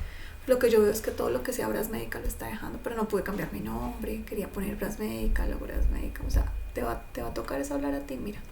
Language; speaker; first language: Spanish; native; Spanish